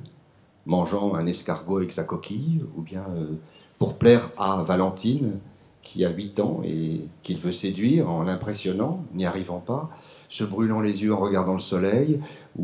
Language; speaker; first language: French; native; French